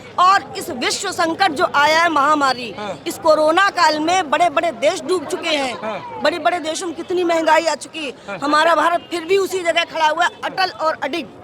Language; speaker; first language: Hindi; native; Hindi